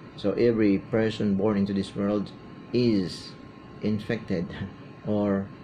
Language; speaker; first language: English; non-native, local second language; Filipino